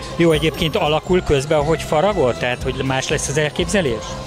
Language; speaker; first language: Hungarian; native; Hungarian